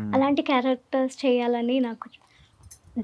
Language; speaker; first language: Telugu; non-native, learner; Malayalam